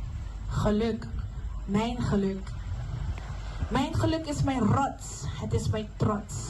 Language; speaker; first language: Dutch; non-native, local second language; Papiamento